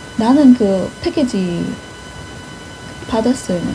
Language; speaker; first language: Korean; non-native, learner; Indonesian